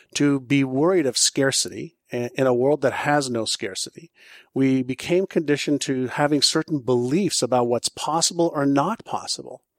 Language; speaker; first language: English; non-native, fluent; Hebrew